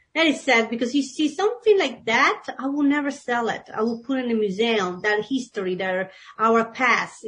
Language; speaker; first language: English; non-native, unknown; Italian